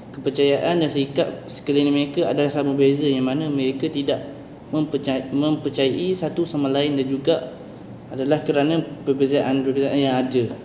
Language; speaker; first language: Malay; native; Malay